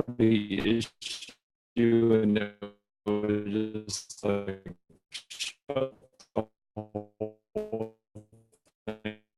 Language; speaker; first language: English; native; English